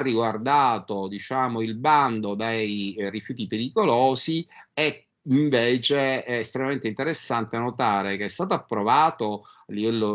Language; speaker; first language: Italian; native; Italian